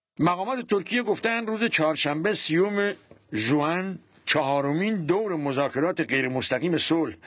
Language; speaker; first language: Persian; non-native, local second language; Central Kurdish